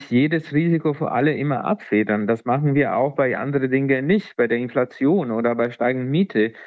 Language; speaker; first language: German; non-native, fluent; Italian